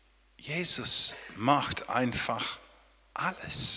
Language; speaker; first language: German; non-native, fluent; English